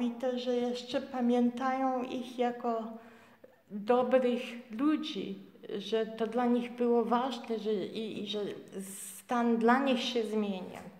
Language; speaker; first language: Polish; early bilingual, heritage; Polish